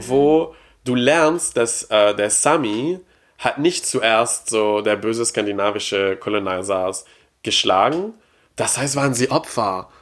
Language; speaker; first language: German; non-native, fluent; French